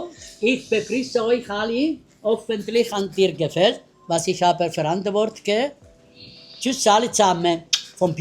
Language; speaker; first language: German; non-native, learner; Italian